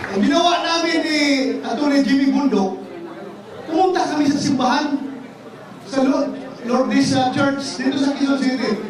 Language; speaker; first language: Filipino; non-native, local second language; Cebuano